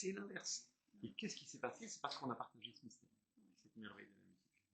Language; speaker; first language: French; native; French